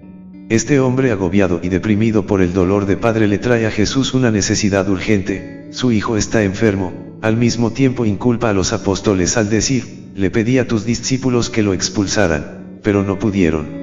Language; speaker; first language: Spanish; native; Spanish